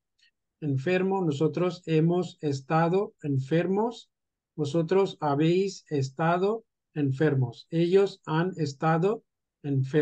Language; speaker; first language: Spanish; non-native, fluent; Urdu